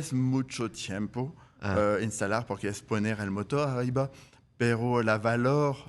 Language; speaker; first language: Spanish; non-native, fluent; French